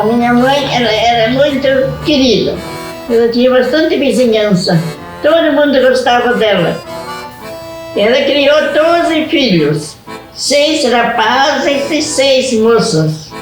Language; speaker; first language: Portuguese; non-native, local second language; German